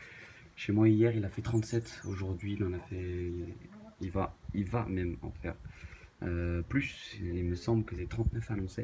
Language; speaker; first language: French; native; French